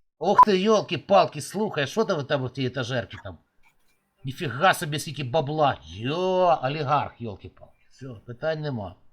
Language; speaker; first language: Ukrainian; native; Ukrainian